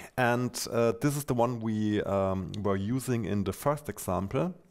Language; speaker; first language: English; non-native, fluent; German